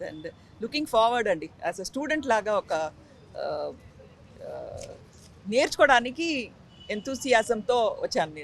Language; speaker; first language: Telugu; non-native, local second language; Tamil